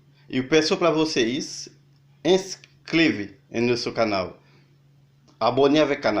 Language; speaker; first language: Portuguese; non-native, learner; Haitian Creole